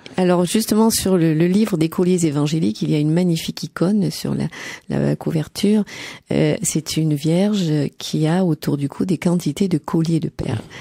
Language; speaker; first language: French; native; French